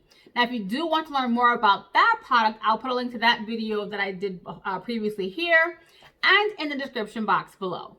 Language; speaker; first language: English; native; English